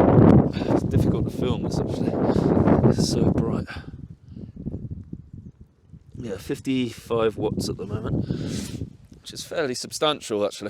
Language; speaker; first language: English; native; English